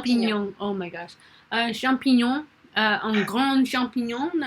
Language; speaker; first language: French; non-native, learner; English